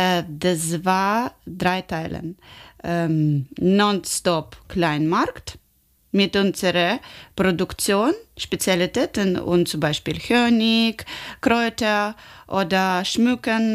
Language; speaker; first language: German; non-native, learner; Ukrainian